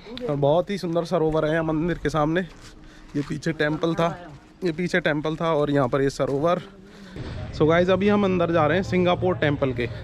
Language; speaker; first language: Hindi; native; Hindi